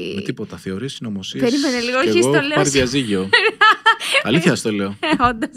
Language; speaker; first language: Greek; native; Greek